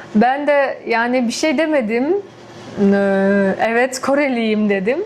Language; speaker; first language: Turkish; non-native, fluent; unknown